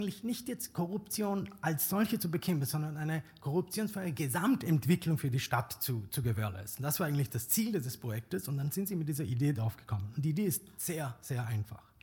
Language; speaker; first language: German; non-native, fluent; Bangla